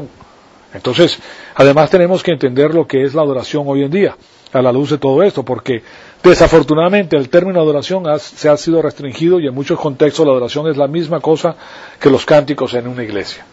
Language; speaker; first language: Spanish; native; Spanish